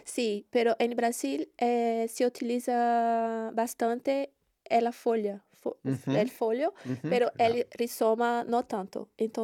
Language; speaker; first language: Spanish; non-native, learner; Portuguese